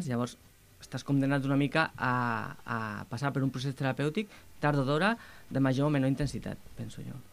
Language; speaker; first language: Catalan; native; Catalan